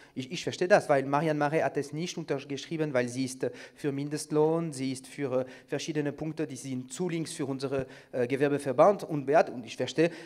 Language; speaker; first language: German; non-native, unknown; French